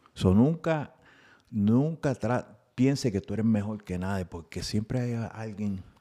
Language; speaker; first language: Spanish; early bilingual, heritage; Spanish